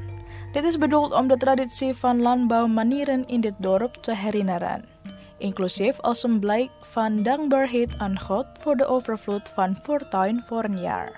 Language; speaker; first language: Dutch; non-native, fluent; Indonesian